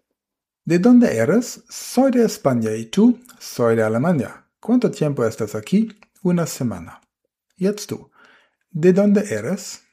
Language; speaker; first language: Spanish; non-native, fluent; German